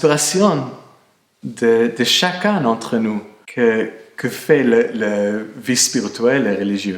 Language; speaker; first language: French; non-native, fluent; English